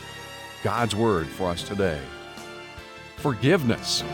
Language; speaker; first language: English; native; English